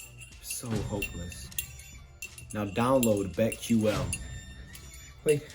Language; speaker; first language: English; native; English